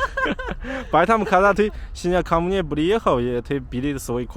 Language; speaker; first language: Russian; non-native, learner; Chinese